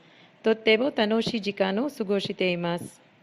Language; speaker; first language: Japanese; non-native, learner; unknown